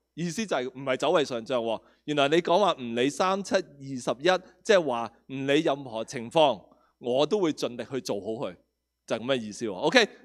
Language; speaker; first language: Cantonese; non-native, local second language; Spanish